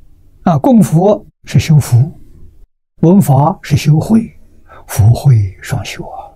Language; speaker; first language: Chinese; native; Chinese